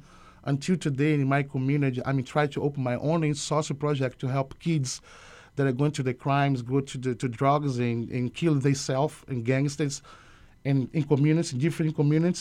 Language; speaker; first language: English; non-native, learner; Portuguese